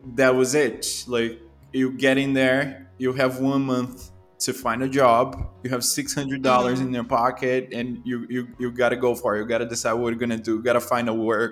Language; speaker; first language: English; non-native, fluent; Portuguese